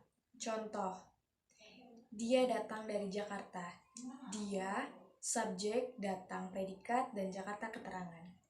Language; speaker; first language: Indonesian; native; Indonesian